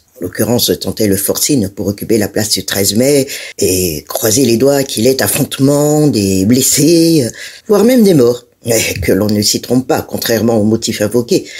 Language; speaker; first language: French; non-native, local second language; Malagasy